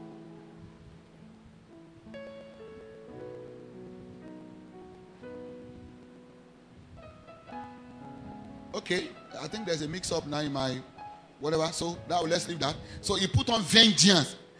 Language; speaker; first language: English; non-native, local second language; Yoruba